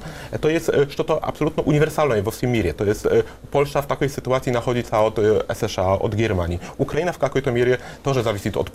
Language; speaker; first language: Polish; non-native, learner; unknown